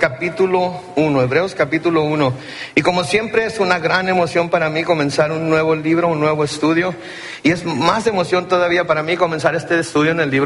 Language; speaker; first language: Spanish; early bilingual, heritage; Spanish